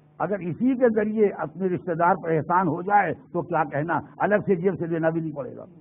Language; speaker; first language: Urdu; native; Urdu